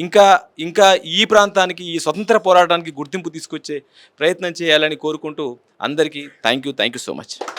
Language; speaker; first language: Telugu; native; Telugu